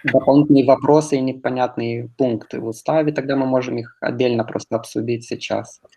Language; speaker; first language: Russian; non-native, local second language; Romanian